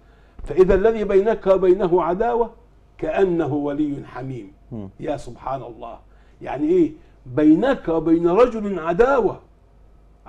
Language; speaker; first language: Arabic; native; Arabic